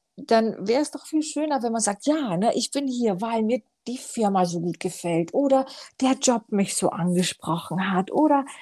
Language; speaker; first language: German; early bilingual, other home language; Romanian